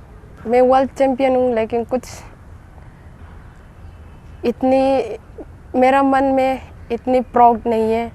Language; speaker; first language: Hindi; non-native, local second language; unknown